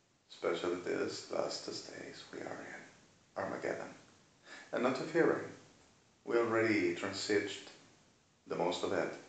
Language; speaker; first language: English; non-native, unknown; Spanish